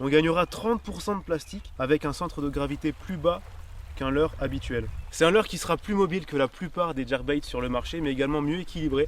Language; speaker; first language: French; native; French